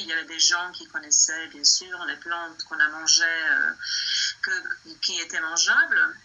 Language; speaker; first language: French; non-native, fluent; Bosnian